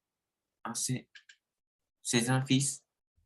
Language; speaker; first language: French; non-native, learner; Spanish